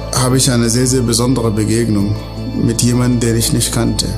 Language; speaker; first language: German; non-native, fluent; Arabic